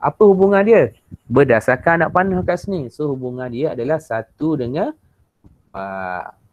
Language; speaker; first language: Malay; native; Malay